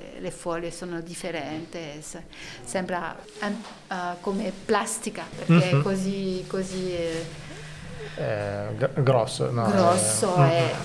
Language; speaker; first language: Italian; non-native, learner; French